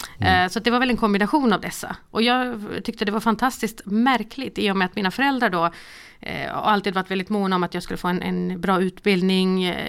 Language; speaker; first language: Swedish; early bilingual, other home language; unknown